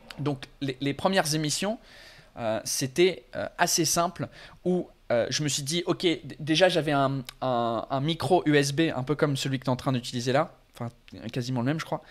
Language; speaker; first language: French; non-native, fluent; English